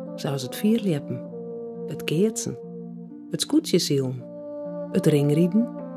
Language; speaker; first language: Dutch; non-native, local second language; Western Frisian